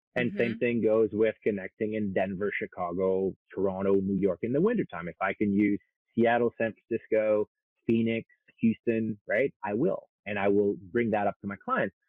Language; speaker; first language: English; non-native, fluent; French